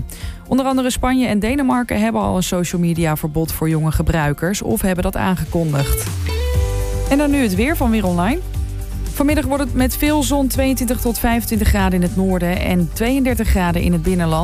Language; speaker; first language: Dutch; native; Dutch